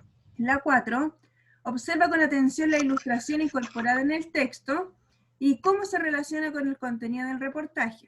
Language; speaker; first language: Spanish; native; Spanish